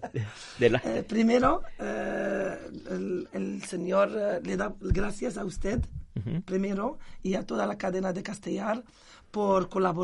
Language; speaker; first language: Spanish; non-native, local second language; Arabic